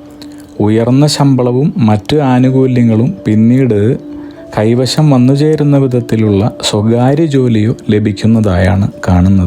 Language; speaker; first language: Malayalam; native; Malayalam